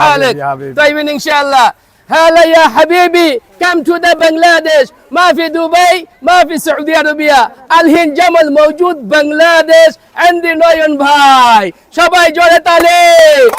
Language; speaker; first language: Arabic; non-native, learner; Bangla